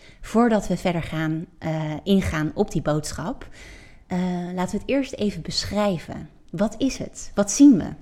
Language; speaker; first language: Dutch; native; Dutch